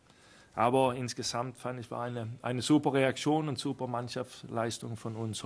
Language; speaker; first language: German; non-native, fluent; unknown